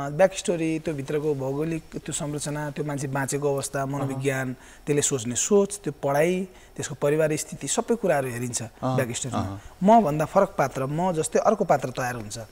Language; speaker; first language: Nepali; native; Nepali